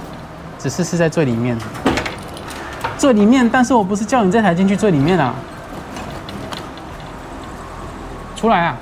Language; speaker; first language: Chinese; native; Chinese